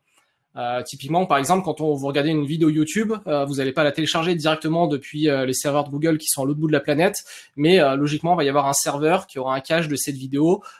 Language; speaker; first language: French; native; French